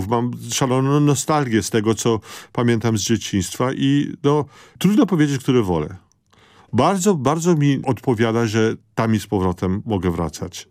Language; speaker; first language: Polish; early bilingual, other home language; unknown